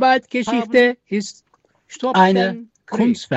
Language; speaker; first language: German; non-native, learner; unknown